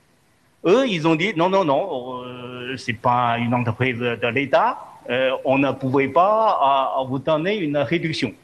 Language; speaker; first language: French; non-native, fluent; Chinese